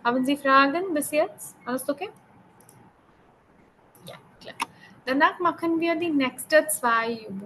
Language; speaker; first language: German; non-native, learner; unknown